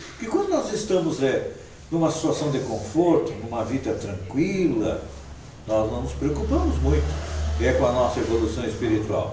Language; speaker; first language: Portuguese; native; Portuguese